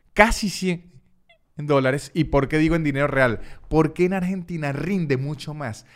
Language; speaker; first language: Spanish; native; Spanish